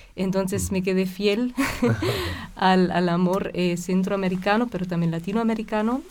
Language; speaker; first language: Spanish; non-native, fluent; German